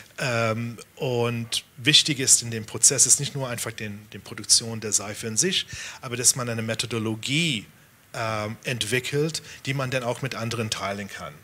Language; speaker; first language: German; non-native, fluent; English